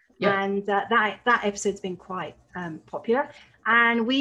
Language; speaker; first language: English; native; English